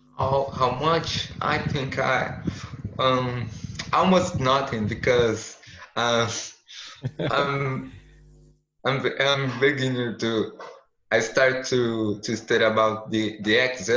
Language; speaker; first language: English; non-native, learner; Portuguese